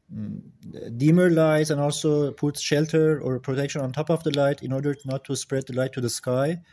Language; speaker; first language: English; non-native, fluent; Persian